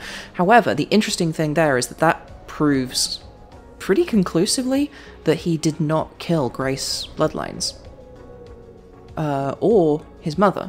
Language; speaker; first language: English; native; English